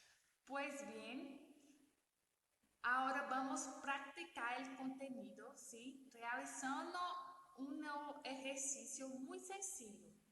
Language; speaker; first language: Spanish; non-native, learner; Portuguese